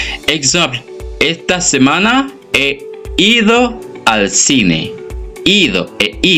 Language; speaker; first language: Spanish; non-native, fluent; French